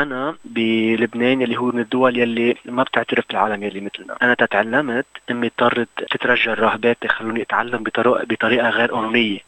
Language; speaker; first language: Arabic; native; Arabic